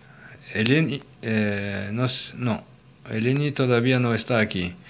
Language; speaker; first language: Spanish; non-native, learner; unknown